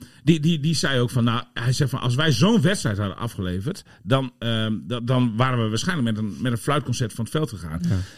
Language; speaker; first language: Dutch; native; Dutch